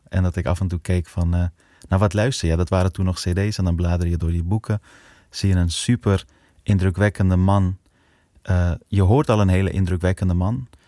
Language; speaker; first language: Dutch; early bilingual, other home language; Persian